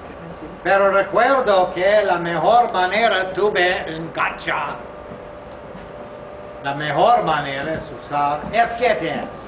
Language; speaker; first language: Spanish; non-native, fluent; English